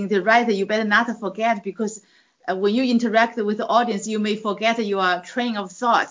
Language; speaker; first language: English; non-native, fluent; Chinese